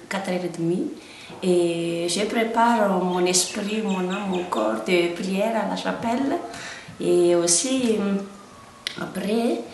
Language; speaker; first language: French; non-native, local second language; Malagasy